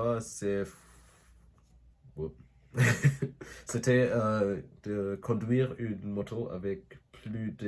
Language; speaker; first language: French; non-native, learner; English